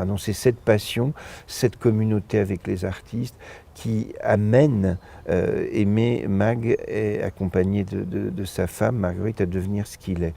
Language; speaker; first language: French; native; French